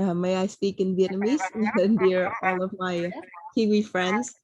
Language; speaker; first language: English; non-native, fluent; Vietnamese